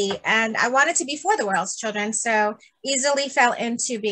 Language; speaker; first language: English; early bilingual, other home language; Spanish